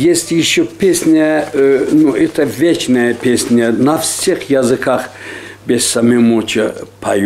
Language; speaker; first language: Russian; non-native, fluent; Azerbaijani